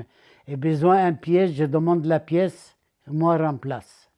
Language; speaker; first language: French; non-native, learner; Arabic